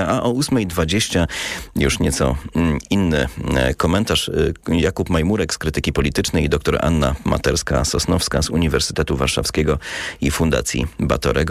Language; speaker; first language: Polish; native; Polish